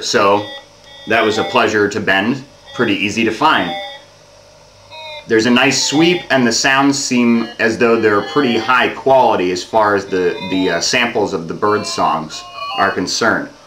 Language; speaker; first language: English; native; English